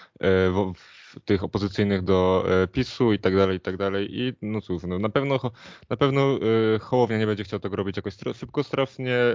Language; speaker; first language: Polish; native; Polish